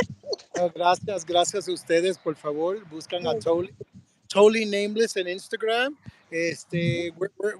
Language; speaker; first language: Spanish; early bilingual, heritage; Spanish